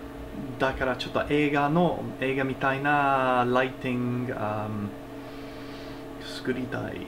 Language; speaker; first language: Japanese; non-native, learner; English